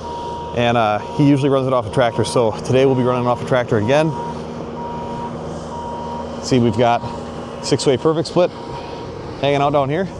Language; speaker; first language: English; native; English